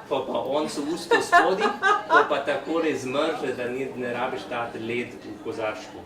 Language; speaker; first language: Slovenian; non-native, learner; English